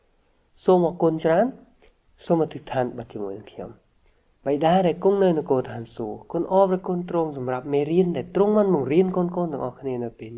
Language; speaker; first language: Khmer; native; Khmer